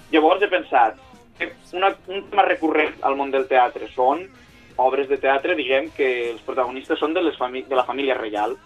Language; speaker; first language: Catalan; native; Catalan